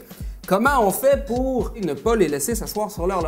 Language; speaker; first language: French; native; French